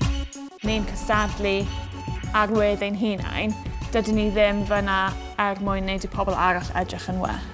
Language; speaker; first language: Welsh; native; Welsh